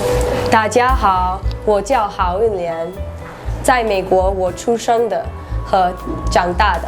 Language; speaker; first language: Chinese; early bilingual, heritage; English